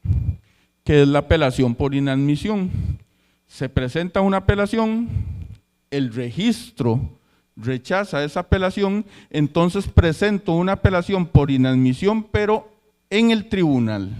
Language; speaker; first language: Spanish; native; Spanish